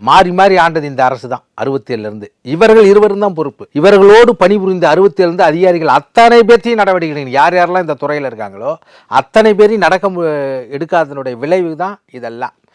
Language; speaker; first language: Tamil; native; Tamil